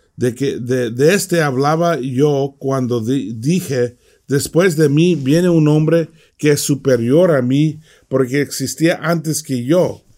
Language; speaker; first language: Spanish; early bilingual, heritage; Spanish